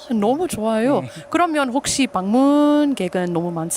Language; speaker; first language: Korean; non-native, learner; English